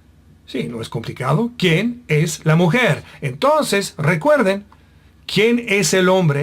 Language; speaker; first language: Spanish; non-native, fluent; English